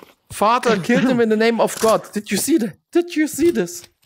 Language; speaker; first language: English; non-native, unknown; German